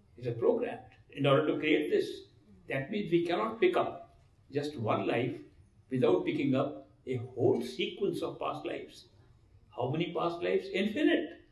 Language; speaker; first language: English; non-native, local second language; Hindi